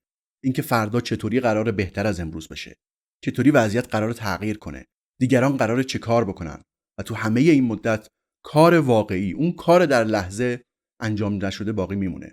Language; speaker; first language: Persian; native; Persian